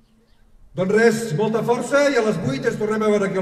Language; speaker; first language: Catalan; native; Catalan